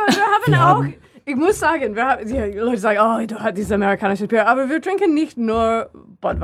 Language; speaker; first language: German; non-native, learner; English